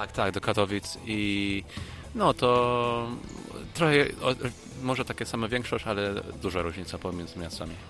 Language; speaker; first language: Polish; early bilingual, heritage; Polish